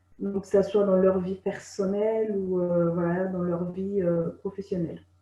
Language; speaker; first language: French; non-native, local second language; Sango